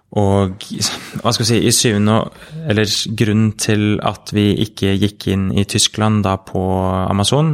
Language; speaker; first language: Norwegian; native; Norwegian